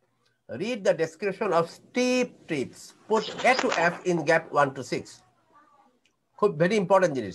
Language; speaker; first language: English; non-native, fluent; Bangla